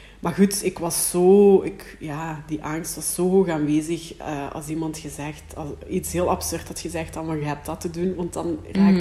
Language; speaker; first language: Dutch; native; Dutch